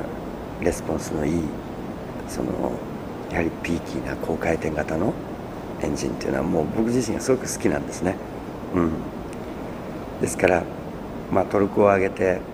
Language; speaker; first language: Japanese; native; Japanese